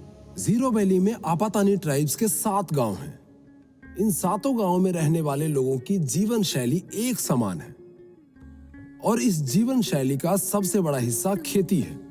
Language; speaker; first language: Hindi; native; Hindi